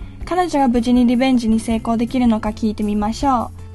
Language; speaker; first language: Japanese; native; Japanese